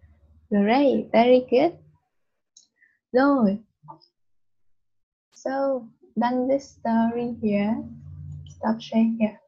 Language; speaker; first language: English; non-native, learner; Vietnamese